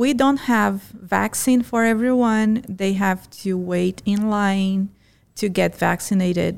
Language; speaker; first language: English; non-native, fluent; Portuguese